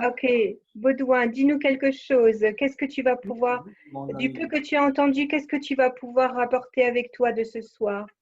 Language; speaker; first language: French; native; French